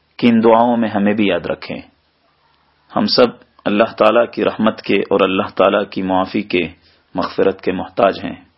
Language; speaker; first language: Urdu; native; Urdu